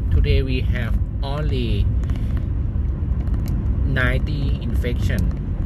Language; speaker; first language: English; non-native, fluent; Thai